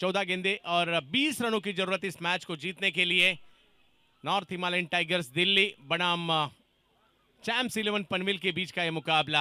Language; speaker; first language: Hindi; non-native, local second language; Marathi